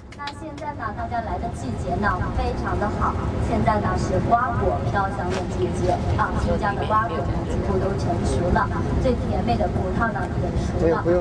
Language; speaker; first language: Chinese; non-native, local second language; Kazakh